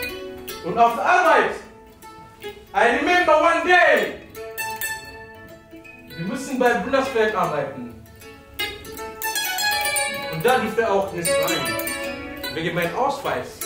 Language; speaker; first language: German; non-native, learner; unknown